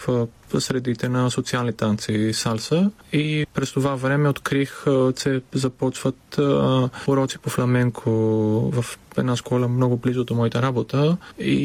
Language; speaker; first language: Bulgarian; non-native, fluent; Greek